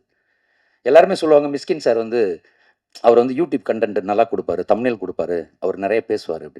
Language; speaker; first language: Tamil; native; Tamil